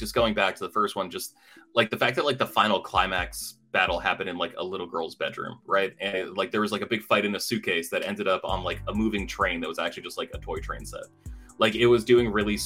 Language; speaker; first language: English; native; English